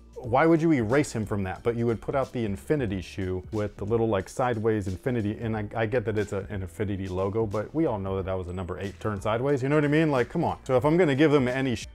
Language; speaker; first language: English; native; English